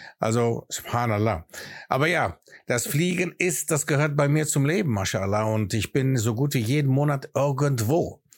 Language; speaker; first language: German; early bilingual, other home language; Greek